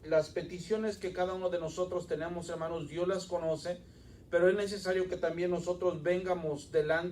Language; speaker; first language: Spanish; native; Spanish